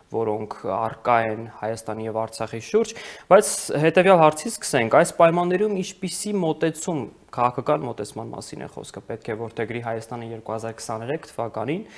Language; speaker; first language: Armenian; native; Armenian